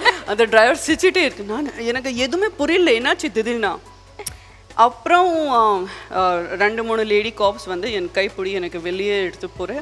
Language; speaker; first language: Tamil; non-native, learner; Gujarati